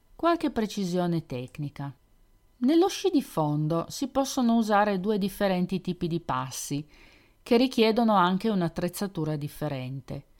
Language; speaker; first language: Italian; native; Italian